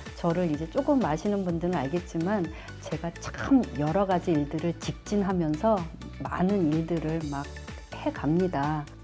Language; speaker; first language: Korean; native; Korean